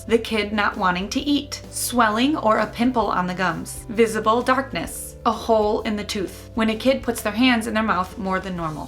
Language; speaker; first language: English; native; English